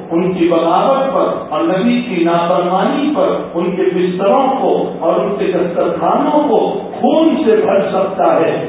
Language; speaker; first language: Urdu; non-native, local second language; Gujarati